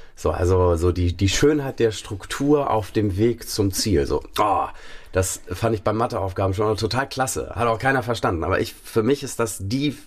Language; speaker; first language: German; native; German